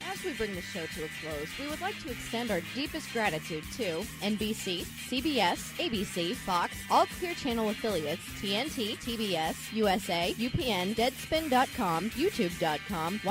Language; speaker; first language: English; native; English